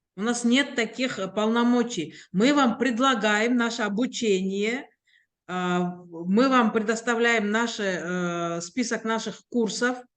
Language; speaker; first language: Russian; non-native, local second language; Kyrgyz